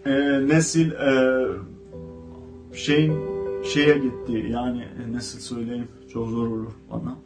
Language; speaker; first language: Turkish; non-native, fluent; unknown